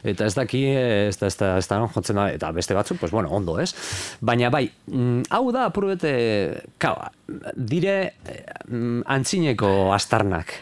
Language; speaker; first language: Basque; native; Basque